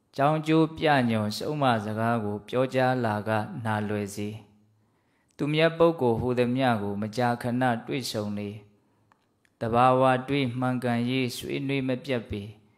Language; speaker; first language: Burmese; native; Burmese